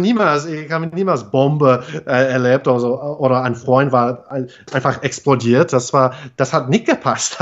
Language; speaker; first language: German; non-native, fluent; English